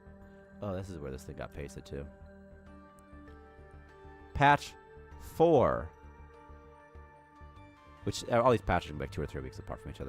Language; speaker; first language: English; native; English